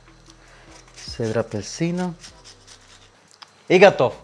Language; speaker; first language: Russian; non-native, learner; Spanish